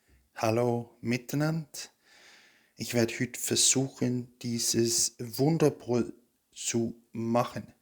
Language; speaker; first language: German; non-native, fluent; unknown